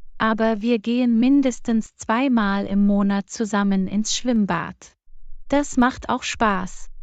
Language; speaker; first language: German; non-native, fluent; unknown